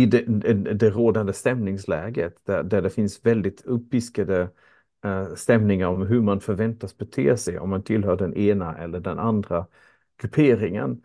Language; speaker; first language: Swedish; native; Swedish